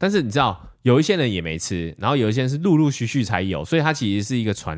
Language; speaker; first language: Chinese; native; Chinese